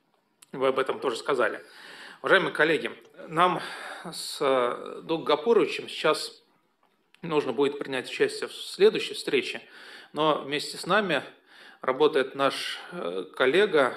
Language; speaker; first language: Russian; native; Russian